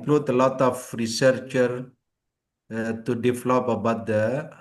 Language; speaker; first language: English; non-native, learner; Indonesian